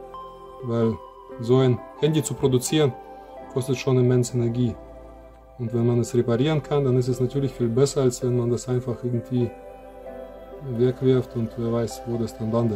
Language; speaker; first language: German; non-native, fluent; Russian